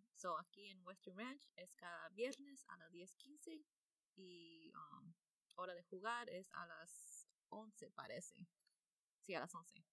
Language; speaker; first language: Spanish; early bilingual, heritage; Spanish